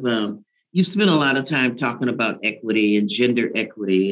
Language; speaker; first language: English; native; English